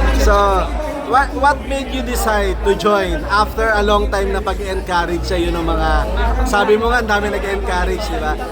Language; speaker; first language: Filipino; native; Filipino